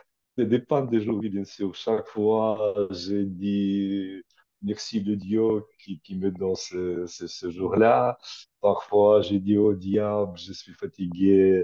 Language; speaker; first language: French; non-native, fluent; Russian